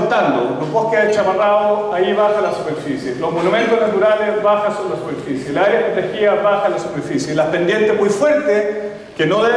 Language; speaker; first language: Spanish; native; Spanish